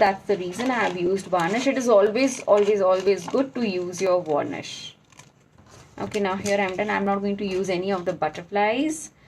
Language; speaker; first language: English; non-native, local second language; Hindi